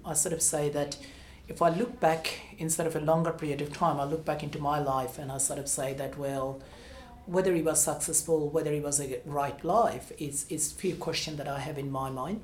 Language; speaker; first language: English; non-native, local second language; Bangla